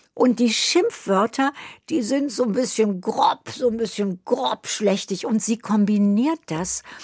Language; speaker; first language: German; native; German